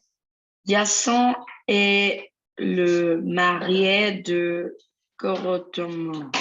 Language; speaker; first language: French; non-native, learner; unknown